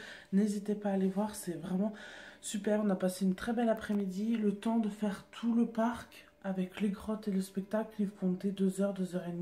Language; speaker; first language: French; native; French